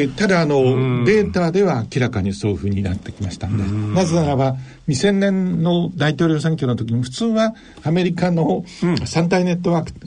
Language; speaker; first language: Japanese; native; Japanese